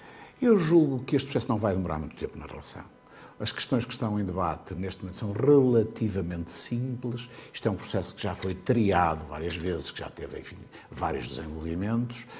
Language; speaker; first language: Portuguese; native; Portuguese